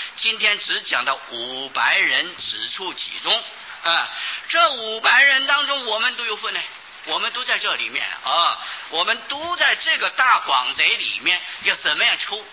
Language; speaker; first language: Chinese; non-native, local second language; Hakka Chinese